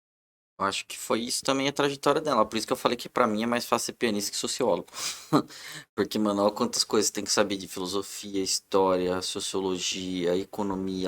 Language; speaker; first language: Portuguese; native; Portuguese